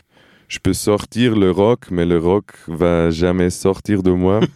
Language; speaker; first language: French; non-native, fluent; Portuguese